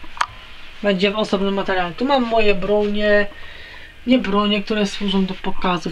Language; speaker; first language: Polish; native; Polish